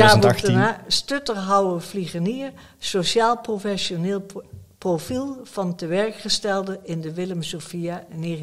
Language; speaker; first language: Dutch; native; Dutch